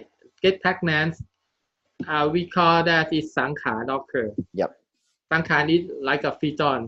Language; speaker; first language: English; non-native, learner; Thai